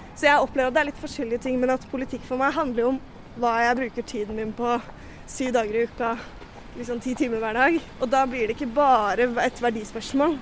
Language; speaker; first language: Norwegian; native; Norwegian